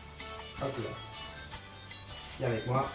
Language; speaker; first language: French; non-native, learner; Spanish